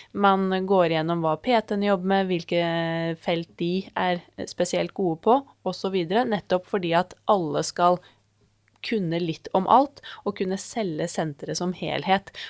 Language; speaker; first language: Norwegian; native; Norwegian